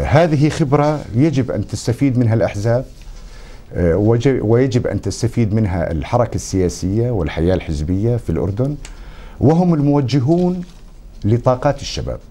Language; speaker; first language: Arabic; native; Arabic